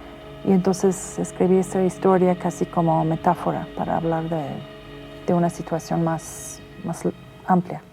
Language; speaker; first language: Spanish; non-native, fluent; Persian